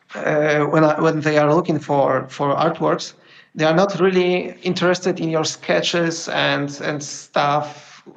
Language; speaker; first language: English; non-native, fluent; Polish